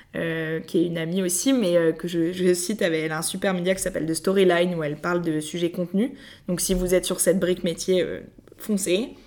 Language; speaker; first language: French; native; French